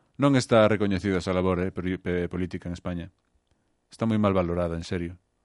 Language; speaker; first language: Galician; native; Galician